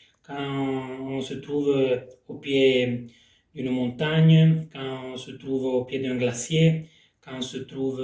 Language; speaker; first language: French; non-native, local second language; Italian